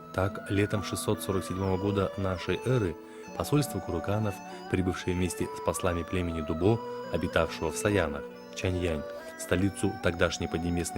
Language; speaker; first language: Russian; native; Russian